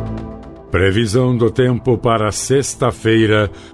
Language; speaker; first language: Portuguese; native; Portuguese